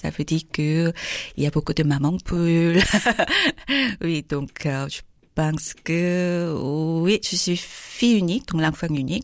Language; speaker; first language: French; non-native, learner; Korean